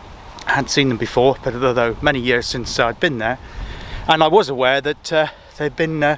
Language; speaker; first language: English; native; English